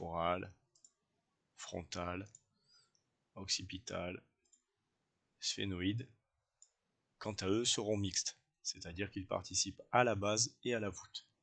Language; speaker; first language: French; native; French